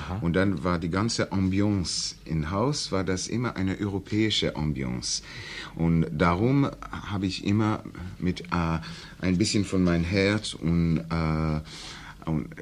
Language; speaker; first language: German; non-native, learner; English